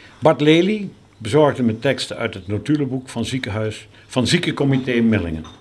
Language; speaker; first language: Dutch; native; Dutch